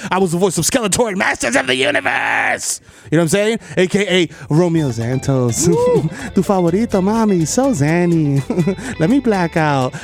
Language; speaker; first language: English; early bilingual, other home language; Spanish